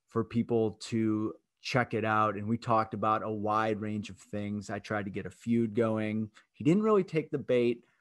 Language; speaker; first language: English; native; English